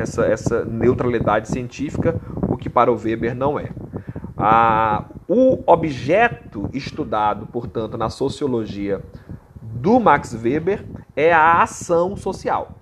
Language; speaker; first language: Portuguese; native; Portuguese